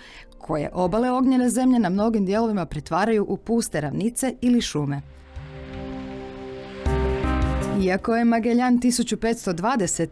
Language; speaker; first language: Croatian; native; Croatian